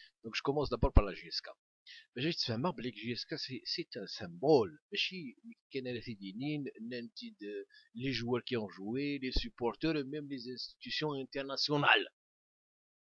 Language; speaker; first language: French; non-native, local second language; Kabyle